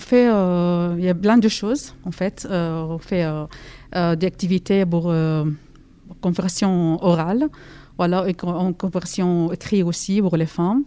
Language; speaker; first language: French; non-native, learner; Arabic